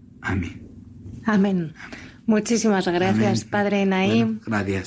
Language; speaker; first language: Spanish; non-native, learner; Assyrian Neo-Aramaic